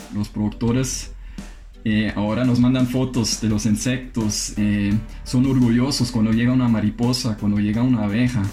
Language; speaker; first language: Spanish; non-native, fluent; German